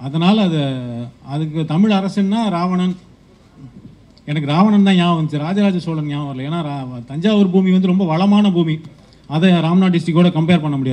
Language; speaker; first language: Tamil; native; Tamil